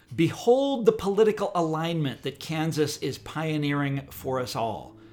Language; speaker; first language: English; native; English